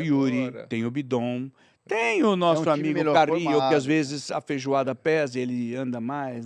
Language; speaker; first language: Portuguese; native; Portuguese